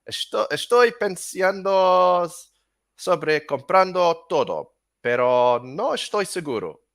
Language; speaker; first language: Spanish; non-native, learner; English